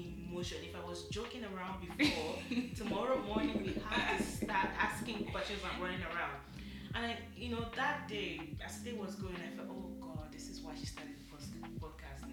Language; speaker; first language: English; non-native, local second language; Yoruba